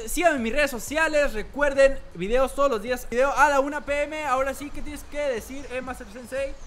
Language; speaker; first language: Spanish; native; Spanish